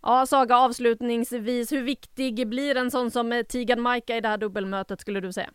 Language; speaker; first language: Swedish; native; Swedish